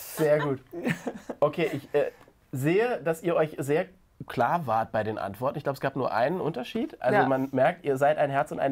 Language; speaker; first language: German; native; German